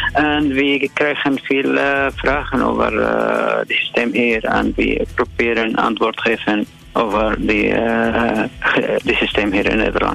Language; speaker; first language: Dutch; non-native, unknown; Arabic